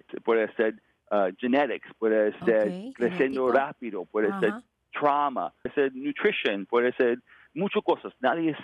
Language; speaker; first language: Spanish; non-native, learner; English